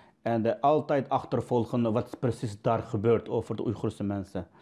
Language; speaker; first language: Dutch; non-native, learner; Uyghur